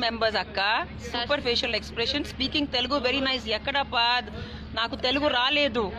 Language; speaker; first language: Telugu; non-native, learner; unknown